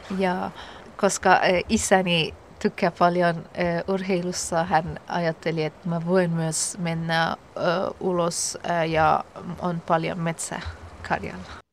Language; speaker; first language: Finnish; non-native, learner; Arabic